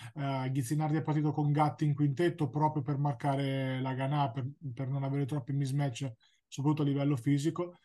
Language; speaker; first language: Italian; native; Italian